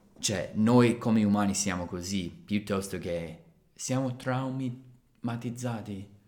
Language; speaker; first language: Italian; non-native, fluent; English